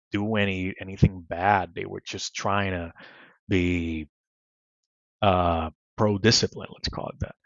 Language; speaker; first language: English; non-native, fluent; Spanish